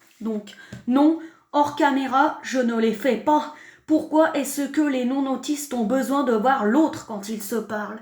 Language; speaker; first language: French; native; French